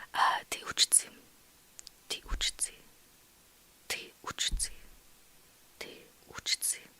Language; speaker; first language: Russian; non-native, learner; English